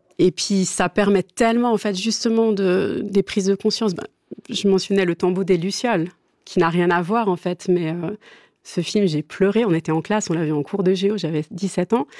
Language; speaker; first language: French; native; French